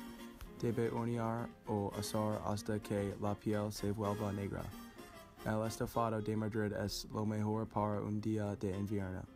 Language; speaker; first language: Spanish; non-native, learner; English